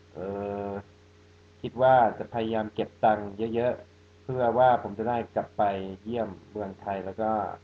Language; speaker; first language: Thai; non-native, fluent; English